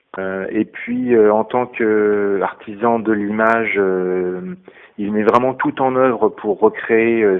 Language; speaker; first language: French; native; French